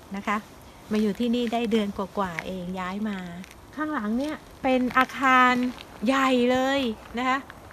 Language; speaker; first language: Thai; native; Thai